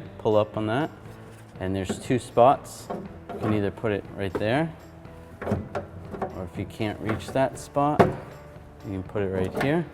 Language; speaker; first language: English; native; English